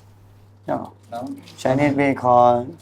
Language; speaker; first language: English; non-native, learner; Thai